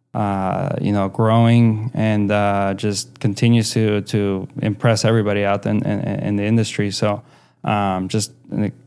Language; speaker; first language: English; early bilingual, other home language; Spanish